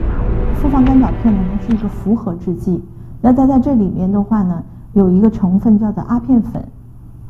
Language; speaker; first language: Chinese; native; Chinese